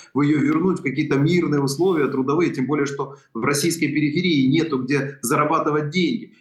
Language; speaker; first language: Russian; non-native, local second language; Ukrainian